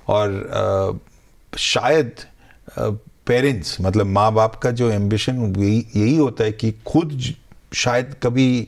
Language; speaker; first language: Hindi; non-native, local second language; Bangla